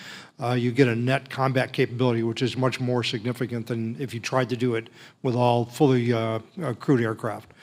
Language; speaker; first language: English; native; English